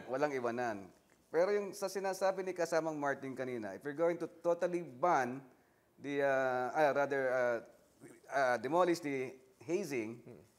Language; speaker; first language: Filipino; native; Filipino